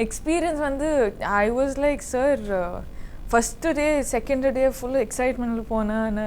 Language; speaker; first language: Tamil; non-native, learner; Kodava